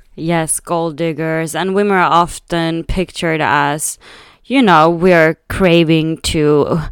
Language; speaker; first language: English; non-native, fluent; Swedish